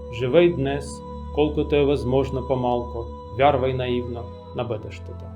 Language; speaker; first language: Bulgarian; non-native, fluent; Russian